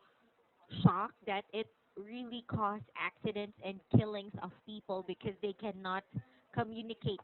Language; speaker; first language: English; non-native, local second language; Filipino